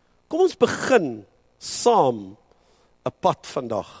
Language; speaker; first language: Afrikaans; early bilingual, heritage; Afrikaans